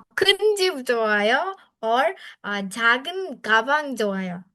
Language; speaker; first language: Korean; non-native, fluent; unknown